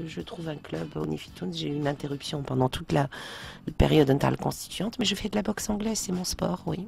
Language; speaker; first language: Arabic; early bilingual, heritage; Arabic